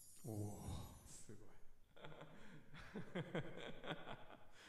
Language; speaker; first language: Japanese; native; Japanese